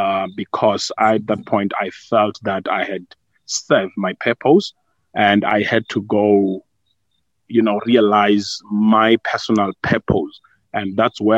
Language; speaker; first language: English; non-native, local second language; Venda